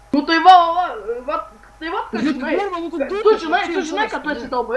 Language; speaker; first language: Lithuanian; native; Lithuanian